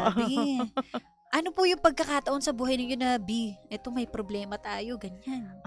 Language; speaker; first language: Filipino; native; Filipino